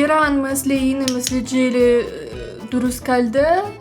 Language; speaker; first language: Persian; non-native, learner; Russian